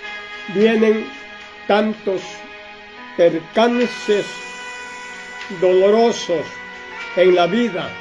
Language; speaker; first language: Spanish; native; Spanish